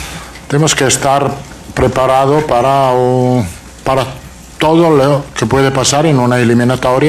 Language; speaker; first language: Portuguese; non-native, learner; Italian